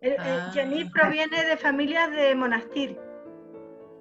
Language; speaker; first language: Spanish; native; Spanish